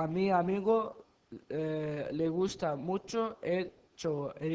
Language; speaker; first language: Spanish; non-native, learner; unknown